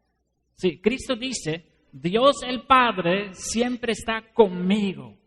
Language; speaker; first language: Spanish; non-native, fluent; Dutch